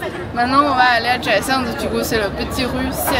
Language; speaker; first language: French; non-native, fluent; Chinese